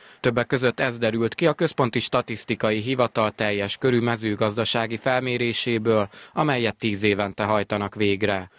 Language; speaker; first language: Hungarian; native; Hungarian